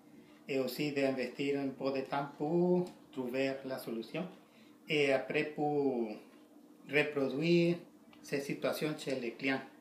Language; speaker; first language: French; non-native, learner; Spanish